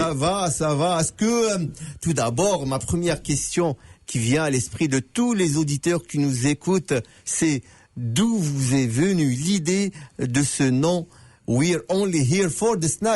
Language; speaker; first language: French; native; French